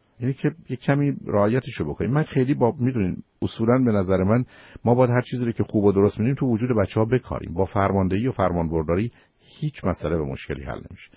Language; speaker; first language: Persian; native; Persian